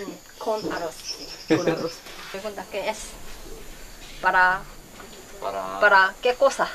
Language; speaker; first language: Spanish; non-native, learner; Korean